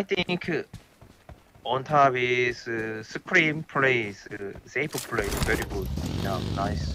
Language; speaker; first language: English; non-native, learner; Korean